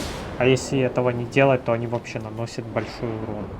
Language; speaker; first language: Russian; native; Russian